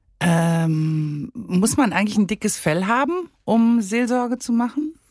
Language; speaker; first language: German; native; German